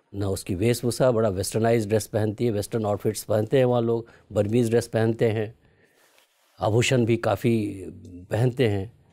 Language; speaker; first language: Hindi; native; Hindi